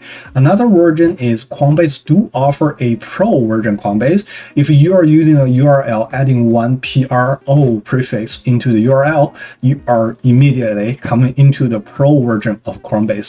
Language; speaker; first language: English; non-native, fluent; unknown